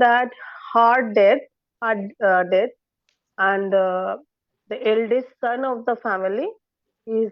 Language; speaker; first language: English; non-native, learner; Bangla